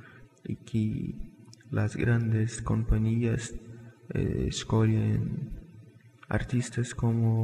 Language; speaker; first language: Spanish; non-native, fluent; Portuguese